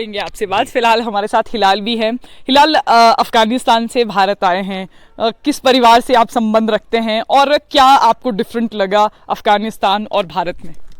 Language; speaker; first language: Hindi; native; Hindi